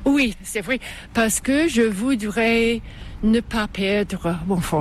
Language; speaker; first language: French; non-native, fluent; English